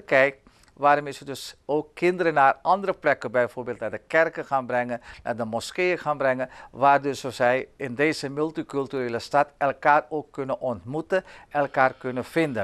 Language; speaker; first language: Dutch; native; Dutch